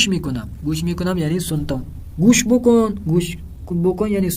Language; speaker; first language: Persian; non-native, fluent; Urdu